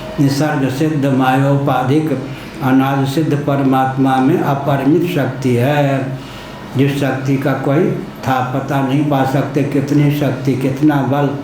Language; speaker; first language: Hindi; non-native, local second language; Maithili